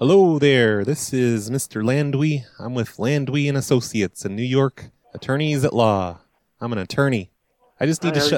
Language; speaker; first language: English; native; English